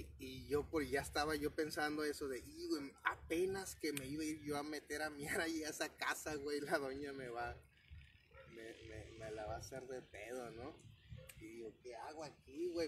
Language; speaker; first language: Spanish; native; Spanish